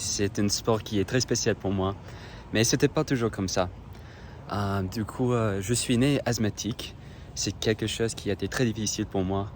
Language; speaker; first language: French; non-native, fluent; English